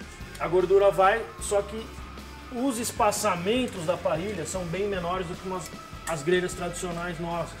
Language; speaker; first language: Portuguese; native; Portuguese